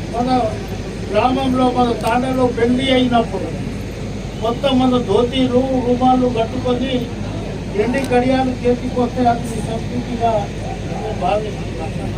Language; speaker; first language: Telugu; non-native, local second language; Lambadi